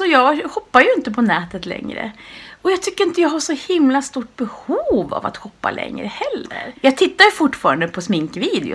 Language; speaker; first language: Swedish; native; Swedish